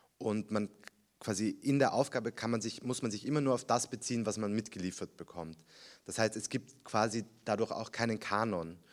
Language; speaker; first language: German; early bilingual, other home language; Spanish